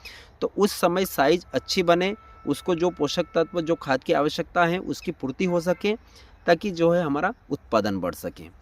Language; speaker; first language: Hindi; native; Hindi